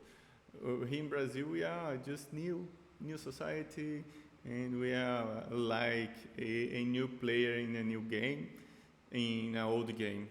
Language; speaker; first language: English; non-native, fluent; Portuguese